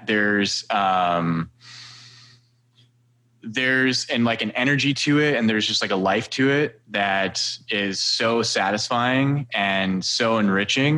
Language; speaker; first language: English; native; English